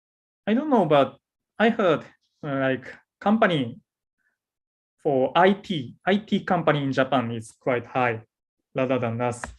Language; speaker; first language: English; non-native, learner; Japanese